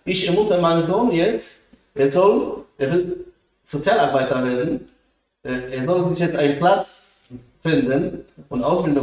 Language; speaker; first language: German; non-native, fluent; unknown